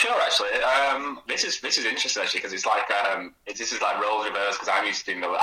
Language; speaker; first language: English; native; English